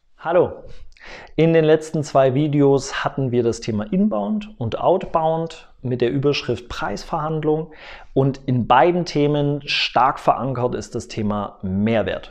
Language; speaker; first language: German; native; German